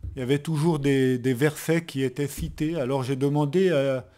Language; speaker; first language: French; native; French